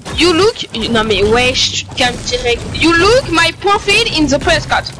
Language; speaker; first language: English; non-native, learner; French